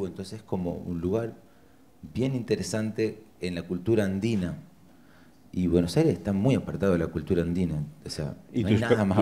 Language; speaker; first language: Spanish; native; Spanish